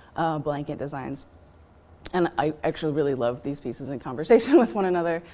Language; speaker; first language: English; native; English